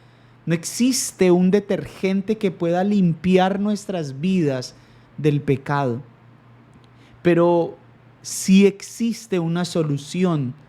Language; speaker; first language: Spanish; native; Spanish